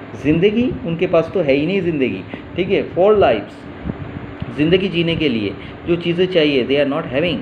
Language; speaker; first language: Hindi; native; Hindi